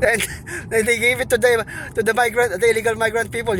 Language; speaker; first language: English; non-native, local second language; Filipino